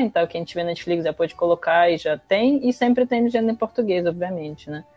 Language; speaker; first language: Portuguese; non-native, fluent; Russian